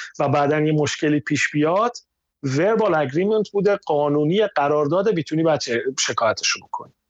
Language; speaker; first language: Persian; native; Persian